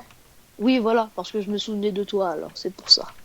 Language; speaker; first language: French; native; French